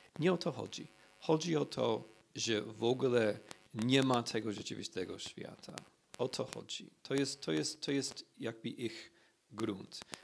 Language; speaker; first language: Polish; non-native, fluent; English